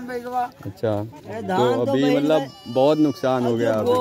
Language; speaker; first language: Hindi; native; Hindi